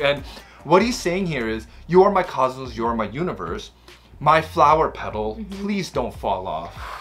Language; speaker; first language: English; native; English